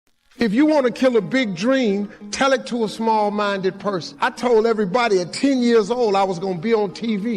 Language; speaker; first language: English; native; English